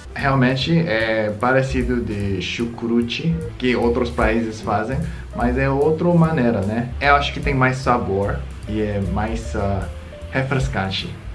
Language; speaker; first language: Portuguese; non-native, learner; Korean